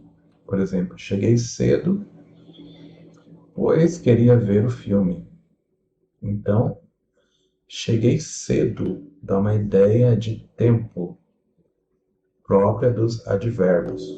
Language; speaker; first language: Portuguese; native; Portuguese